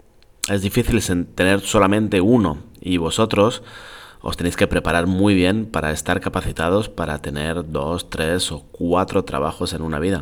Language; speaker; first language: Spanish; non-native, fluent; French